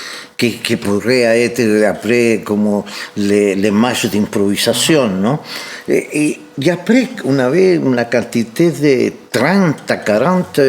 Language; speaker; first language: French; non-native, fluent; Spanish